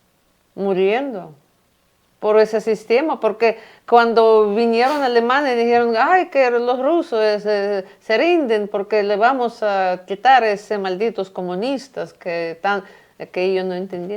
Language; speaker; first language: Spanish; non-native, fluent; Russian